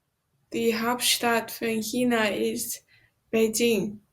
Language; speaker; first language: German; non-native, learner; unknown